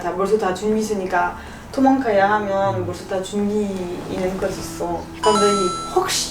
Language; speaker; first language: Korean; non-native, learner; French